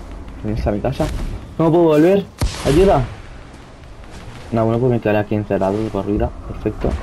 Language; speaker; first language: Spanish; native; Spanish